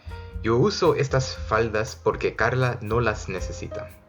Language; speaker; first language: Spanish; early bilingual, heritage; Spanish